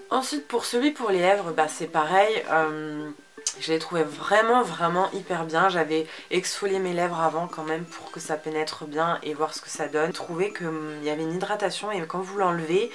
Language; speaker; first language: French; native; French